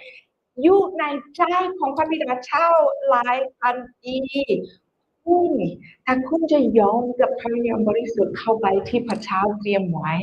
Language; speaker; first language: Thai; non-native, fluent; English